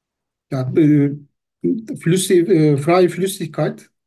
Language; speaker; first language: German; non-native, learner; Turkish